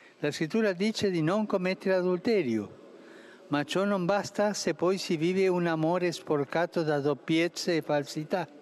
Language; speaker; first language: Italian; native; Italian